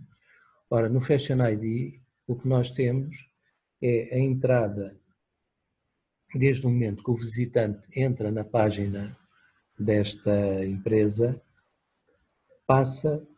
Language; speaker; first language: Portuguese; native; Portuguese